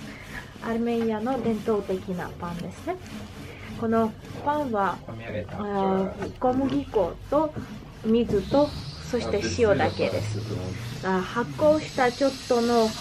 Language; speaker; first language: Japanese; non-native, learner; Armenian